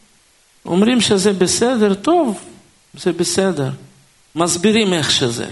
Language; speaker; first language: Hebrew; non-native, fluent; Russian